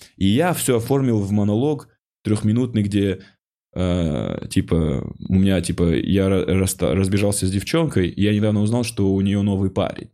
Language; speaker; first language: Russian; non-native, local second language; Ossetic